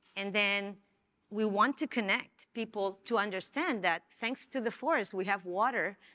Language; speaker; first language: English; non-native, fluent; Spanish